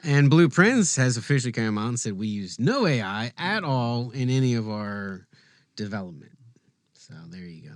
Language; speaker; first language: English; native; English